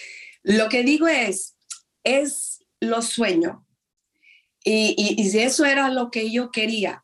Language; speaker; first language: Spanish; non-native, fluent; Portuguese